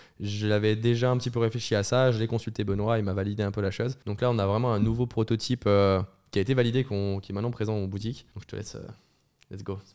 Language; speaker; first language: French; native; French